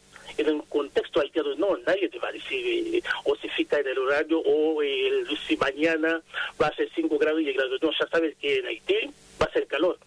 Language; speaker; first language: Spanish; non-native, fluent; Haitian Creole